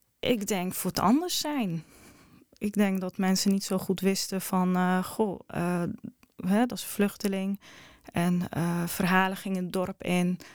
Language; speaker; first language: Dutch; early bilingual, other home language; Arabic